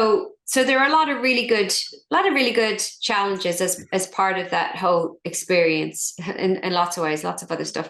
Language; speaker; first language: English; native; English